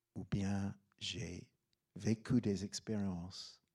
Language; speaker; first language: French; non-native, fluent; English